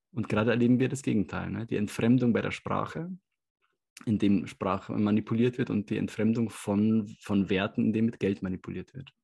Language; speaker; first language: German; native; German